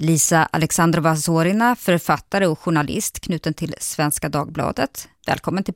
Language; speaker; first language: Swedish; native; Swedish